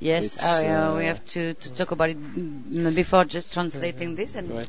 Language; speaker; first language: English; non-native, learner; French